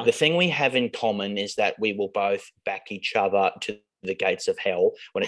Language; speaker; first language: English; native; English